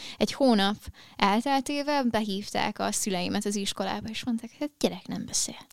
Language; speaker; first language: Hungarian; early bilingual, heritage; Hungarian